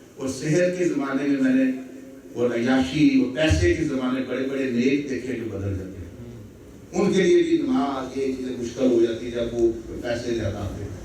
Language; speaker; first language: Urdu; non-native, local second language; Punjabi